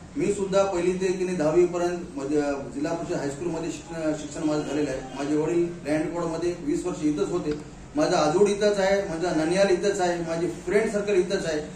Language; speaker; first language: Marathi; non-native, local second language; Urdu